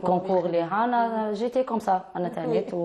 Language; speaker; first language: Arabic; native; Arabic